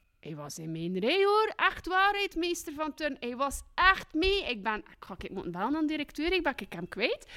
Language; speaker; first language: Dutch; native; Dutch